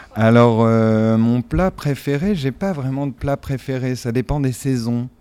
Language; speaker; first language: French; native; French